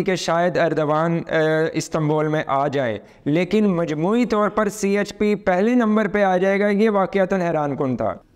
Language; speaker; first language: Urdu; native; Urdu